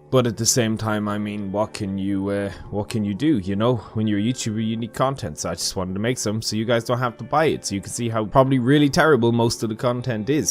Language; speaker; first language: English; native; English